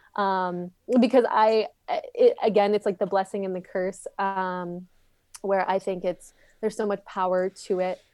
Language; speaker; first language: English; native; English